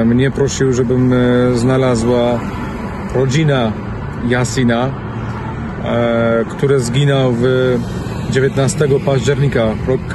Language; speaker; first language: Polish; non-native, learner; Central Kurdish